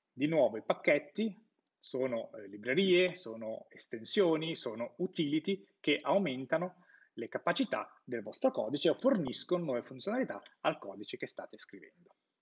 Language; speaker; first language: Italian; native; Italian